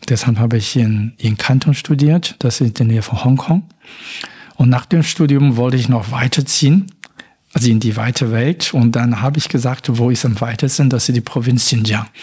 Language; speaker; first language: German; non-native, fluent; Chinese